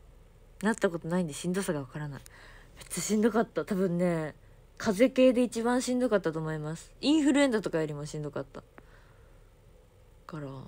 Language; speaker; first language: Japanese; native; Japanese